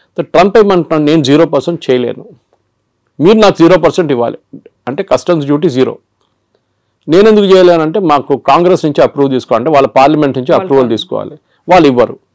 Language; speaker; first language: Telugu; non-native, local second language; Malayalam